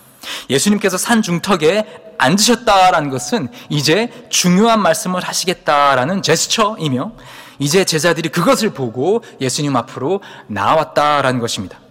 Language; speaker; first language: Korean; native; Korean